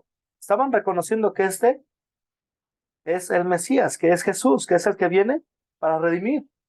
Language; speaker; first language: Spanish; native; Spanish